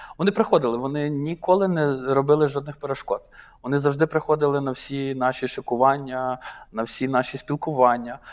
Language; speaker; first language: Ukrainian; native; Ukrainian